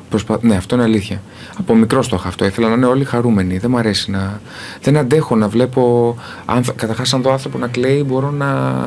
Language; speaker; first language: Greek; early bilingual, heritage; Greek